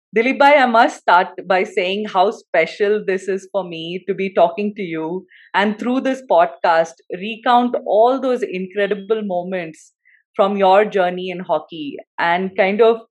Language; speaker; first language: English; non-native, local second language; Hindi